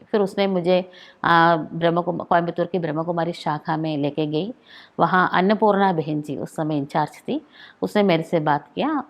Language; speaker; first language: Hindi; non-native, local second language; Malayalam